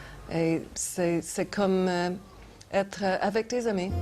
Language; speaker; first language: French; non-native, fluent; English